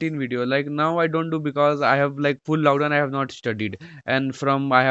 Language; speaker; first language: English; non-native, local second language; Hindi